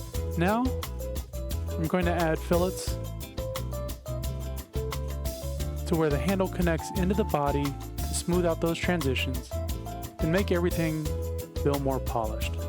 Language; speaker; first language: English; native; English